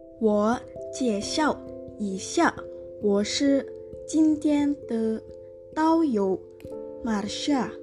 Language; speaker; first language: Chinese; non-native, learner; Indonesian